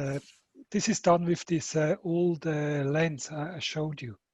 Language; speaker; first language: English; non-native, fluent; German